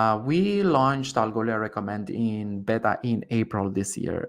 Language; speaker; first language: English; non-native, fluent; Romanian